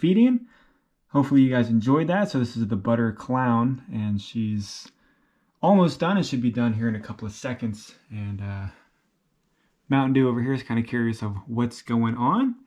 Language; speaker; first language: English; native; English